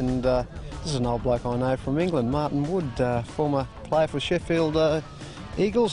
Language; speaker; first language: English; native; English